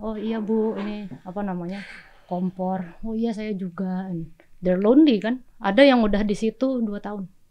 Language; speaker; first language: Indonesian; native; Indonesian